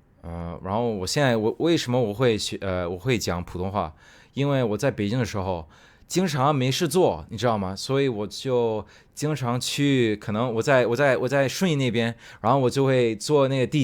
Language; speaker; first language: Chinese; non-native, fluent; Cantonese